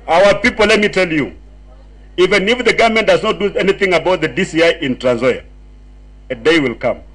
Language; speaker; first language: English; non-native, local second language; Swahili